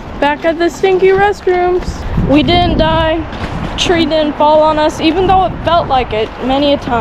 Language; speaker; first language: English; native; English